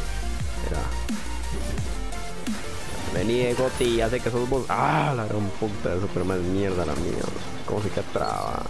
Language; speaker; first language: Spanish; native; Spanish